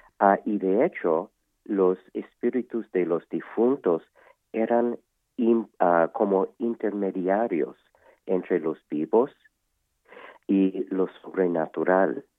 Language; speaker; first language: Spanish; non-native, fluent; English